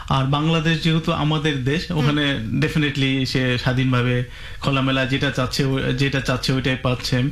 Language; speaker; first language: Bangla; native; Bangla